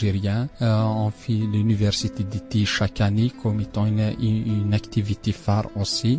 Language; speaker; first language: French; non-native, local second language; Arabic